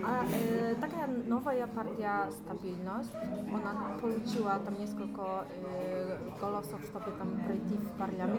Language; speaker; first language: Russian; non-native, learner; Polish